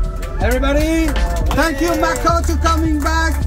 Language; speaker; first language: English; non-native, fluent; French